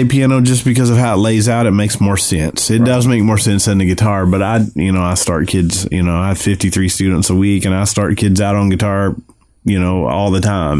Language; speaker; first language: English; native; English